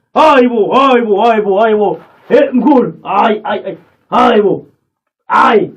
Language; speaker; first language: Zulu; native; Zulu